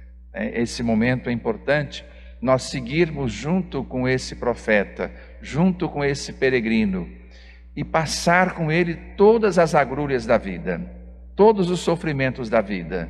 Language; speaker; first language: Portuguese; native; Portuguese